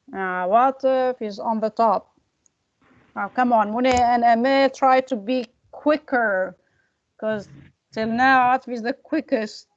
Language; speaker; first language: English; non-native, fluent; Arabic